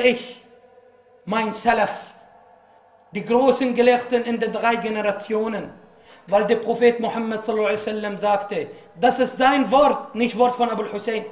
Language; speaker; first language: German; non-native, fluent; Arabic